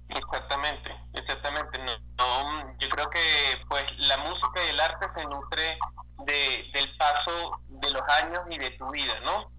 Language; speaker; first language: Spanish; native; Spanish